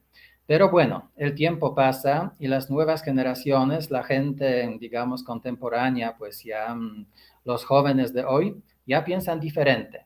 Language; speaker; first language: Spanish; non-native, fluent; Polish